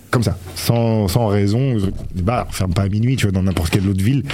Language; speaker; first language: French; native; French